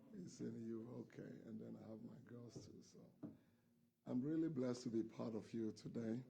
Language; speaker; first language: English; non-native, fluent; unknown